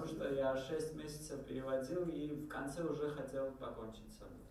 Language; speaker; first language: Czech; non-native, learner; Georgian